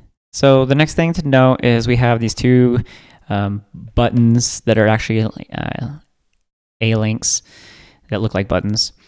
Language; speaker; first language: English; native; English